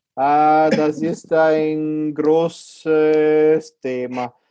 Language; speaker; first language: German; non-native, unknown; Italian